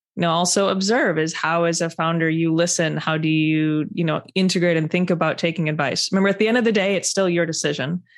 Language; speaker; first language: English; native; English